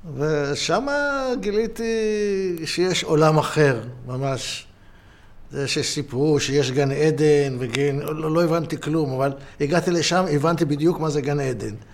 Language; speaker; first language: Hebrew; native; Hebrew